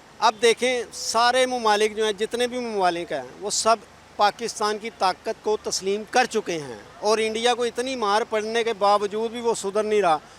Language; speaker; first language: Urdu; non-native, local second language; Punjabi